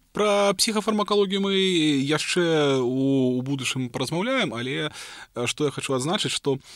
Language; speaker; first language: Belarusian; non-native, local second language; Russian